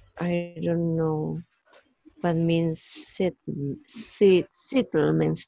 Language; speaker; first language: English; non-native, learner; Spanish